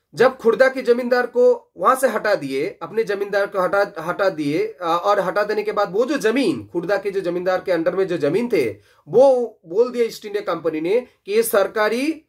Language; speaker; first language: Hindi; non-native, local second language; Bangla